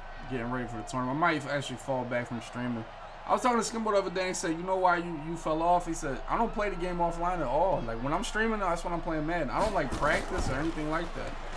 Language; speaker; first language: English; native; English